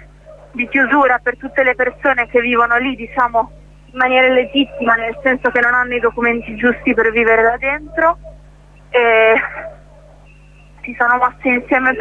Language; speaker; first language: Italian; native; Italian